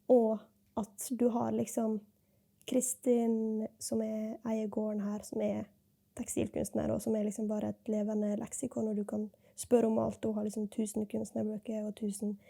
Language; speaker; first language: Norwegian; native; Norwegian